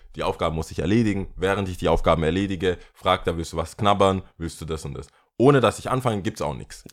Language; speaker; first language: German; early bilingual, other home language; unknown